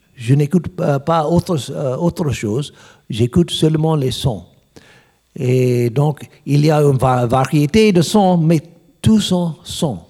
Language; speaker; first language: French; non-native, learner; English